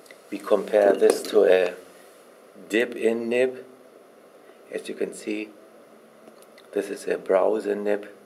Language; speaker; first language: English; non-native, fluent; German